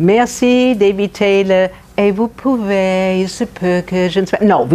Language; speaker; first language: French; non-native, fluent; English